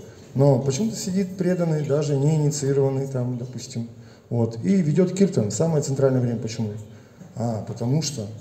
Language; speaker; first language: Russian; native; Russian